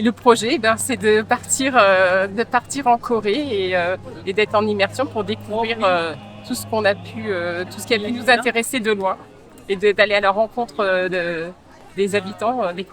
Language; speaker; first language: French; native; French